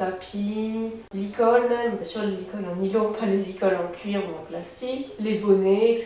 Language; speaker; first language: French; native; French